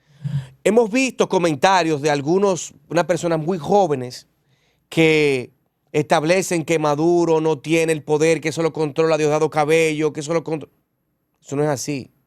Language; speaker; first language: Spanish; native; Spanish